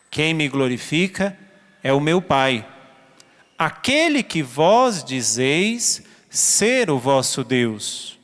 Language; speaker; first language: Portuguese; native; Portuguese